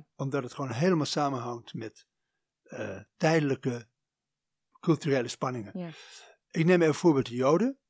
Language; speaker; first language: Dutch; native; Dutch